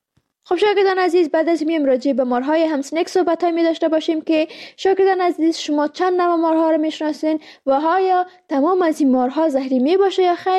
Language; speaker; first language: Persian; native; Persian